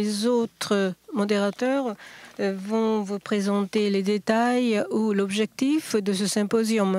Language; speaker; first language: French; non-native, learner; Japanese